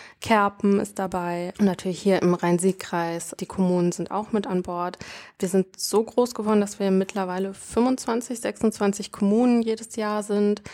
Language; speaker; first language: German; native; German